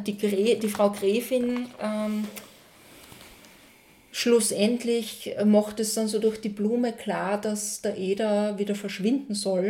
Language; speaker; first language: German; native; German